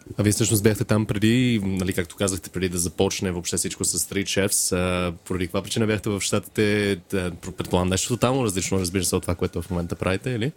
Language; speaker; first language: Bulgarian; native; Bulgarian